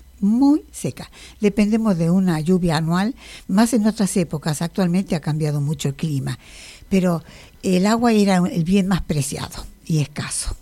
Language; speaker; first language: Spanish; native; Spanish